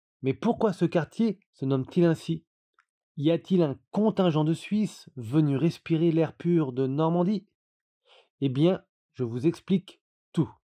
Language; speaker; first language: French; native; French